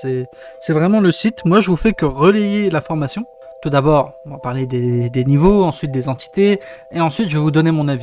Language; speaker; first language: French; native; French